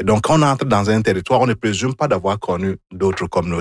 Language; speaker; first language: French; non-native, fluent; Igbo